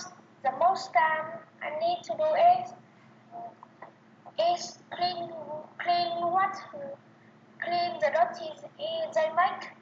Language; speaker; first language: English; non-native, learner; Vietnamese